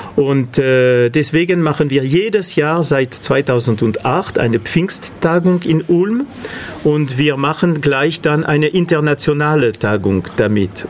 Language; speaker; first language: German; non-native, fluent; Catalan